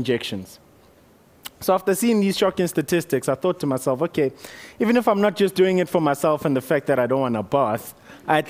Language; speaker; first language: English; non-native, local second language; Northern Sotho